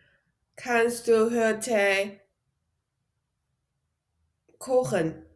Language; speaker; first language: German; non-native, learner; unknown